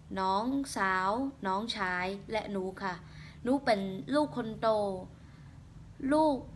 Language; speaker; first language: Thai; non-native, learner; Khmer